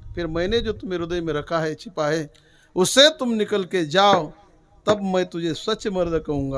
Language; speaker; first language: Hindi; non-native, local second language; Marathi